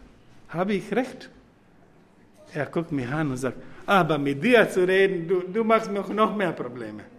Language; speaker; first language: German; non-native, fluent; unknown